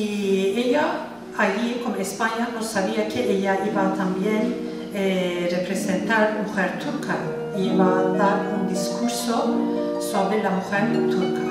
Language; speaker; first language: Spanish; non-native, fluent; Turkish